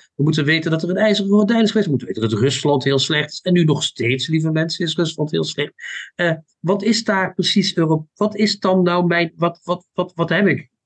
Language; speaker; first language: Dutch; native; Dutch